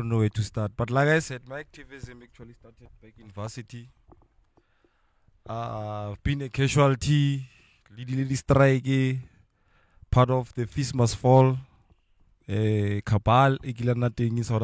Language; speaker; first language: English; non-native, local second language; Tswana